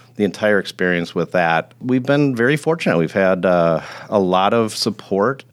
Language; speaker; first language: English; native; English